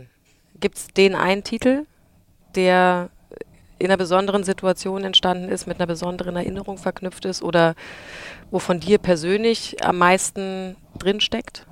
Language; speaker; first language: German; native; German